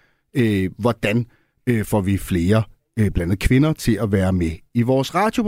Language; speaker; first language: Danish; native; Danish